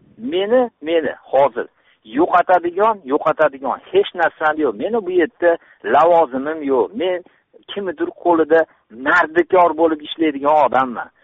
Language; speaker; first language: Uzbek; native; Uzbek